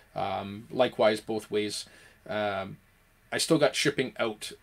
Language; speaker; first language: English; native; English